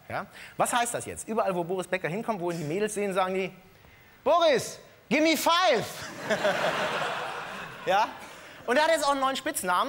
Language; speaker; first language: German; native; German